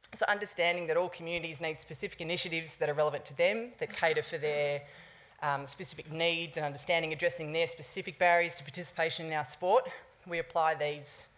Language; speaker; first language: English; native; English